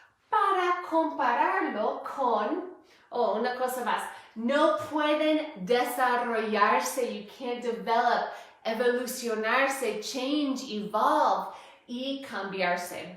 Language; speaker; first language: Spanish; non-native, fluent; English